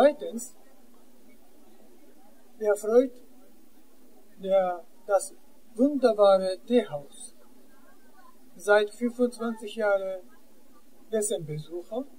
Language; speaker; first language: German; non-native, fluent; Japanese